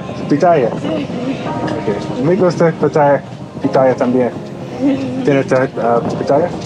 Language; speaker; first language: Spanish; non-native, learner; English